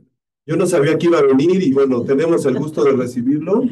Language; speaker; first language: Spanish; native; Spanish